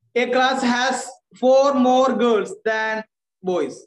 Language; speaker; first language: English; non-native, local second language; Malayalam